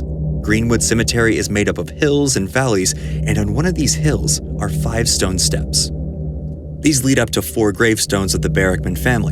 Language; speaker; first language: English; native; English